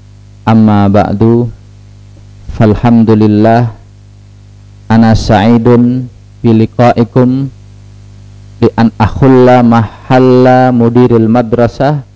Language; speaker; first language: Arabic; non-native, fluent; Indonesian